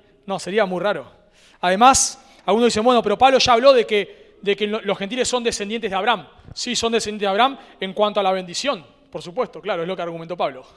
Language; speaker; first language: Spanish; native; Spanish